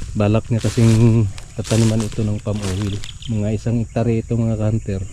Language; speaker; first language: Filipino; non-native, local second language; Cebuano